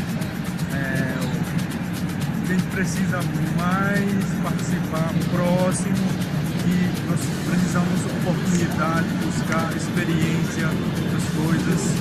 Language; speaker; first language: Portuguese; non-native, local second language; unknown